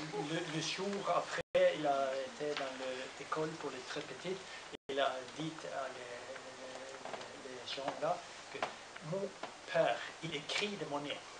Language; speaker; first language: French; non-native, learner; Norwegian